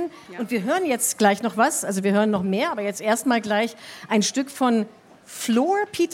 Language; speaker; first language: German; native; German